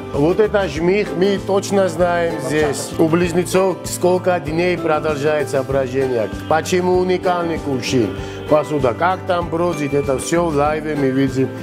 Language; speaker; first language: Russian; non-native, fluent; Georgian